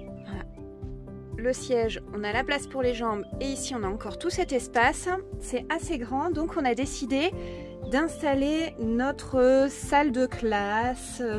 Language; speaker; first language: French; native; French